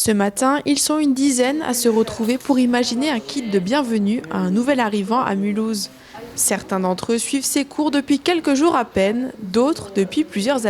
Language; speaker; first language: French; native; French